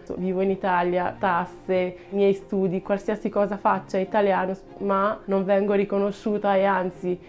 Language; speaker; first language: Italian; early bilingual, other home language; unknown